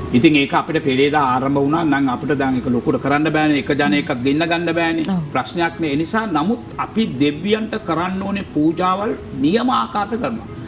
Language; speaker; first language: Sinhala; non-native, local second language; Tamil